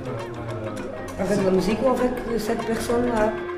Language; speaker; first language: French; non-native, fluent; Portuguese